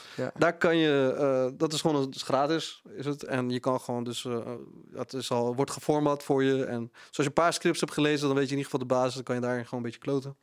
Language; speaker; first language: Dutch; early bilingual, other home language; Punjabi